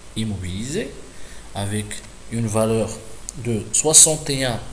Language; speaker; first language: French; non-native, local second language; Arabic